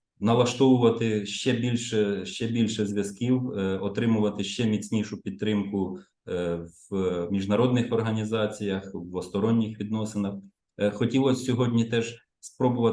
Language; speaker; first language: Ukrainian; native; Ukrainian